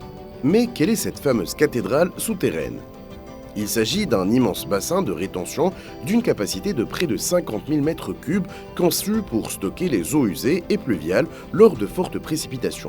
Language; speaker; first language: French; native; French